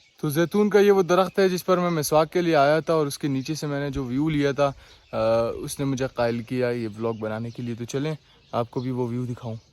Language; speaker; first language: Urdu; non-native, local second language; Pashto